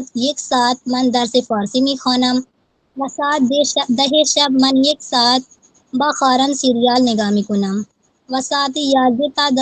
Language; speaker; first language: Persian; non-native, learner; Urdu